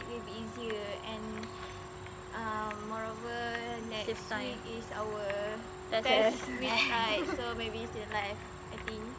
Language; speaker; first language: English; non-native, fluent; Malay